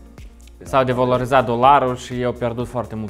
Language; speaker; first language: Romanian; native; Romanian